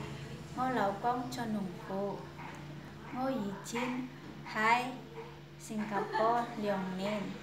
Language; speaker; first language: Cantonese; non-native, learner; Indonesian